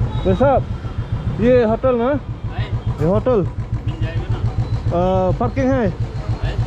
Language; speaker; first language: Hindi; non-native, local second language; Khasi